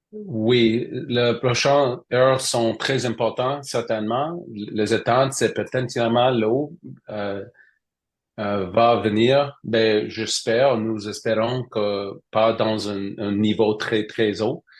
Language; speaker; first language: French; non-native, learner; English